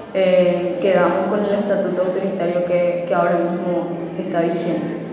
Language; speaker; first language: Spanish; native; Spanish